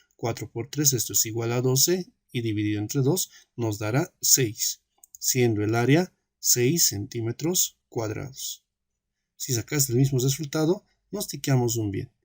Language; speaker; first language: Spanish; native; Spanish